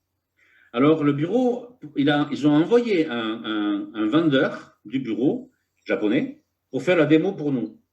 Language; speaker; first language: French; native; French